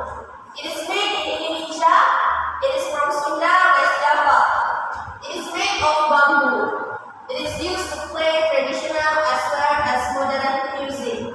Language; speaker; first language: English; non-native, local second language; Indonesian